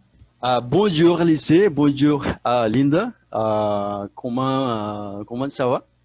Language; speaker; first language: French; non-native, fluent; Spanish